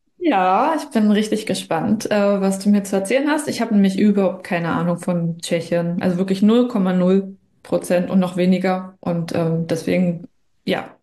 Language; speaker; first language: German; native; German